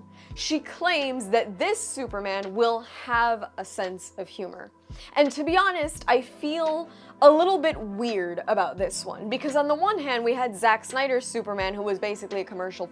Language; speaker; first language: English; native; English